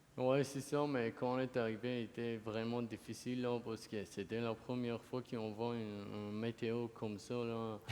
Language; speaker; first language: French; early bilingual, other home language; Kurdish